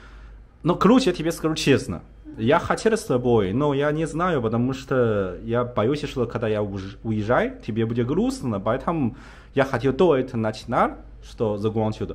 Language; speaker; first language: Russian; non-native, learner; Chinese